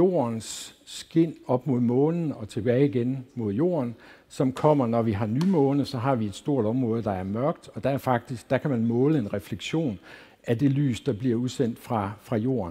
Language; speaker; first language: Danish; native; Danish